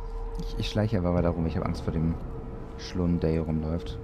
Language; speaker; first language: German; native; German